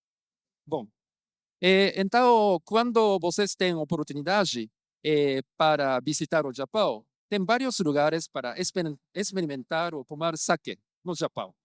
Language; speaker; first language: Portuguese; non-native, fluent; Japanese